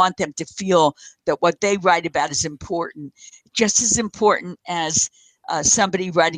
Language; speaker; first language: English; native; English